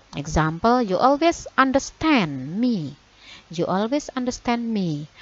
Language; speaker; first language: English; non-native, fluent; Indonesian